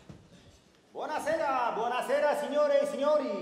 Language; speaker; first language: Italian; non-native, learner; Polish